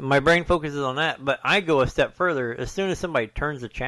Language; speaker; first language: English; native; English